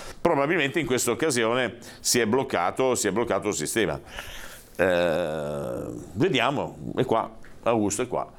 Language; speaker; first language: Italian; native; Italian